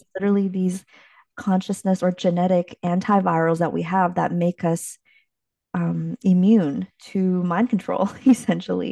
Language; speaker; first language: English; early bilingual, other home language; Chinese